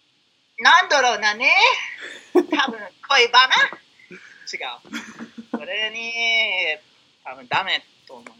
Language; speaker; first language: Japanese; non-native, learner; English